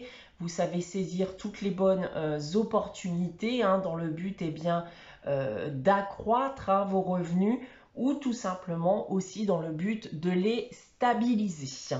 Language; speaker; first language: French; native; French